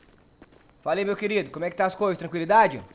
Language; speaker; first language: Portuguese; native; Portuguese